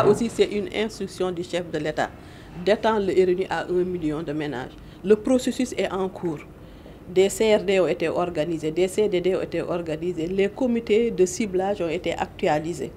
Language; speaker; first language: French; non-native, local second language; Wolof